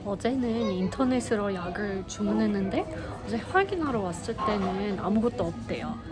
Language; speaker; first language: Korean; non-native, fluent; English